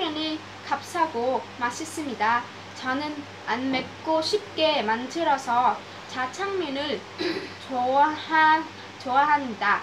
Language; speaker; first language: Korean; non-native, learner; Vietnamese